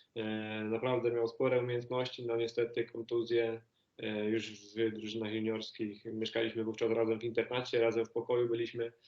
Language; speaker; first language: Polish; native; Polish